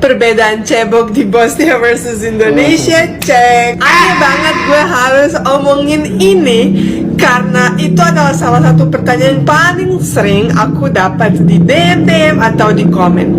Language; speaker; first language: Indonesian; non-native, fluent; Bosnian